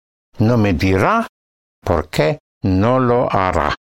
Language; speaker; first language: Spanish; non-native, fluent; English